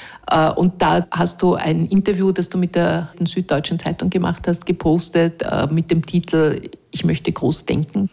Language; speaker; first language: German; native; German